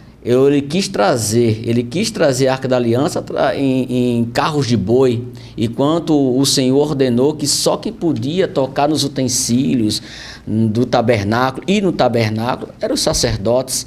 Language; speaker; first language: Portuguese; native; Portuguese